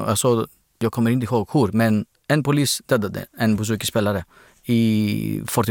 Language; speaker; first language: Swedish; non-native, learner; Greek